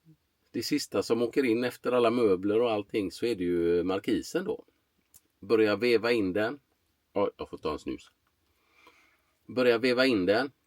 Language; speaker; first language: Swedish; native; Swedish